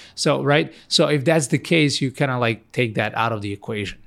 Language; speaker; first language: English; non-native, fluent; Macedonian